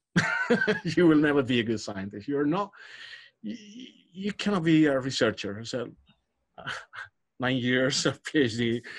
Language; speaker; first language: English; non-native, fluent; Spanish